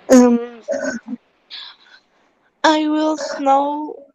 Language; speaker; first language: English; non-native, learner; Spanish